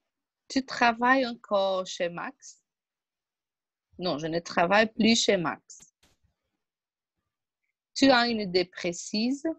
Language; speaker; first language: French; non-native, learner; Portuguese